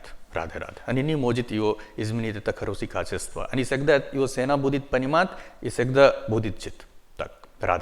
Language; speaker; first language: Russian; non-native, learner; Hindi